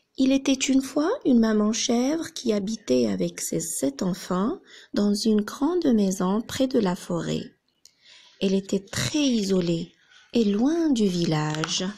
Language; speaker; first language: French; non-native, local second language; Arabic